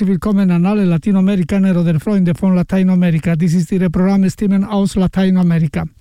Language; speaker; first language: German; non-native, learner; Spanish